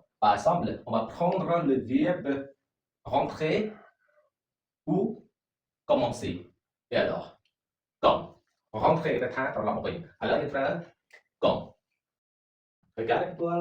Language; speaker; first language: French; non-native, learner; Khmer